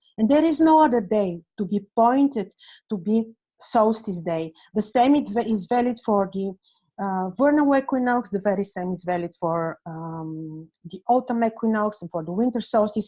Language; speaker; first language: English; non-native, fluent; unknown